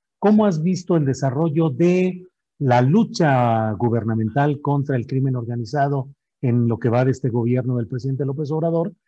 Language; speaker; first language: Spanish; native; Spanish